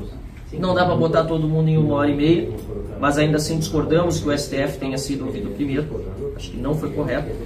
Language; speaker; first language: Portuguese; native; Portuguese